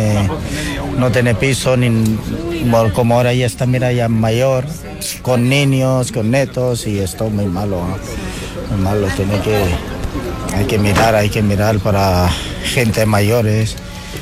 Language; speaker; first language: Spanish; non-native, learner; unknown